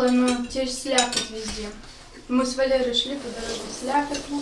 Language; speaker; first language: Russian; native; Russian